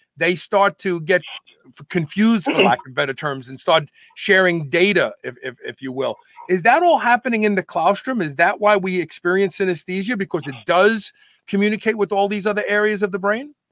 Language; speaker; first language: English; native; English